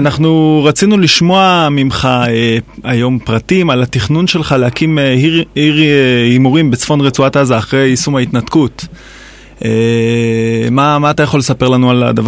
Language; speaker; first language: Hebrew; native; Hebrew